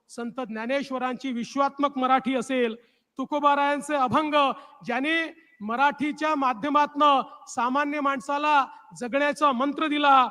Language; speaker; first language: Marathi; native; Marathi